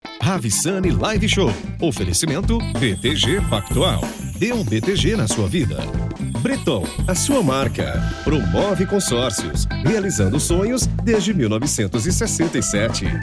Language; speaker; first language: Portuguese; native; Portuguese